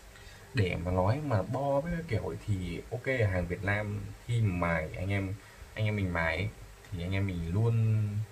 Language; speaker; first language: Vietnamese; native; Vietnamese